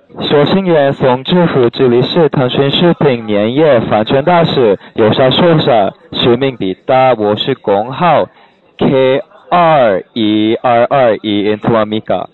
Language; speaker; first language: Chinese; non-native, learner; English